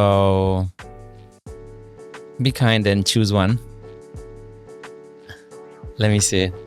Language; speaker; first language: English; non-native, fluent; Romanian